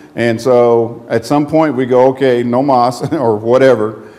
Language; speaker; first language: English; native; English